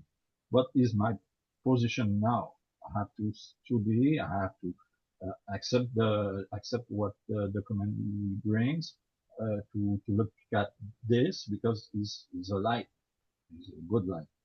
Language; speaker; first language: English; non-native, learner; French